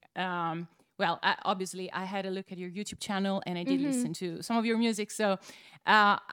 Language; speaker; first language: English; non-native, fluent; Italian